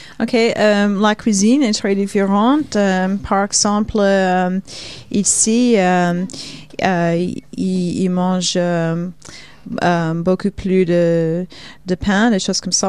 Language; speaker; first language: French; non-native, fluent; Swedish